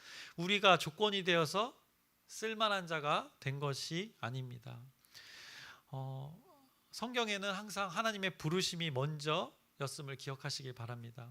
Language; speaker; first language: Korean; native; Korean